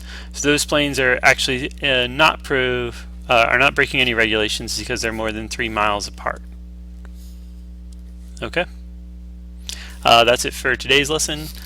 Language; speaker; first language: English; native; English